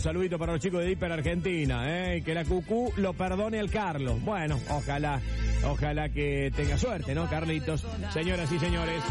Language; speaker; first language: Spanish; native; Spanish